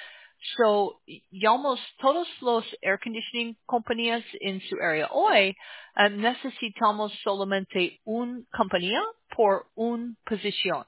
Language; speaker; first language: Spanish; non-native, learner; English